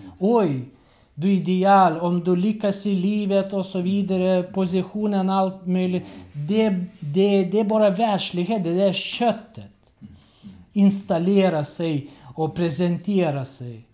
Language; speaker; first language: Swedish; non-native, learner; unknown